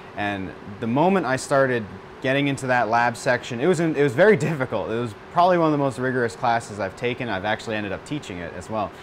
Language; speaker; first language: English; native; English